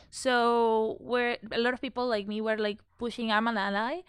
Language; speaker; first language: English; non-native, fluent; Spanish